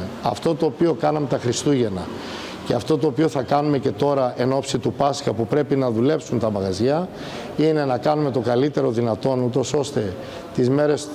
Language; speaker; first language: Greek; native; Greek